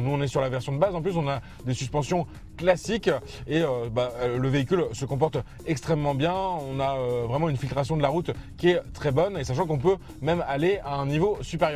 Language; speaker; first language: French; native; French